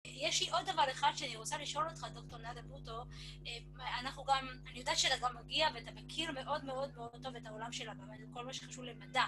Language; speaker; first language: Hebrew; native; Hebrew